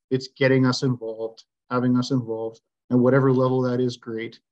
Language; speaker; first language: English; native; English